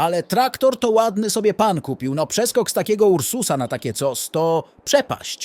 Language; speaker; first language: Polish; native; Polish